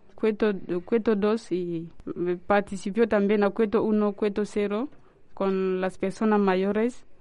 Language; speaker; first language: Spanish; non-native, learner; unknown